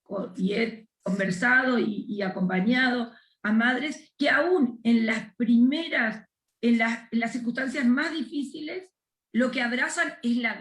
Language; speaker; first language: Spanish; native; Spanish